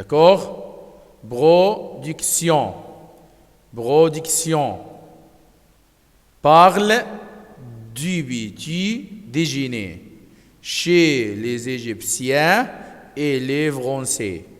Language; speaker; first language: French; non-native, fluent; Arabic